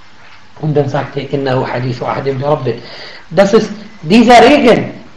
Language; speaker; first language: German; non-native, learner; Arabic